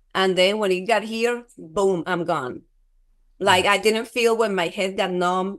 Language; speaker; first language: English; non-native, fluent; Spanish